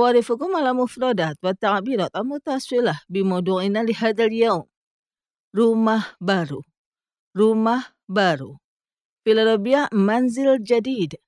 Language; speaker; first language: Arabic; non-native, fluent; Indonesian